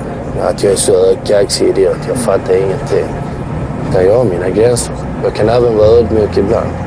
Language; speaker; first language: Swedish; early bilingual, other home language; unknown